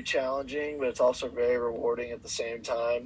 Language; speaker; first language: English; native; English